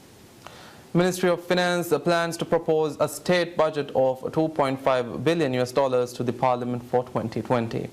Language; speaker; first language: English; non-native, local second language; Divehi